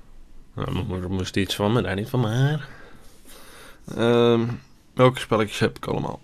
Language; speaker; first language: Dutch; native; Dutch